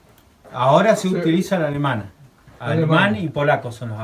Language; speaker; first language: Spanish; native; Spanish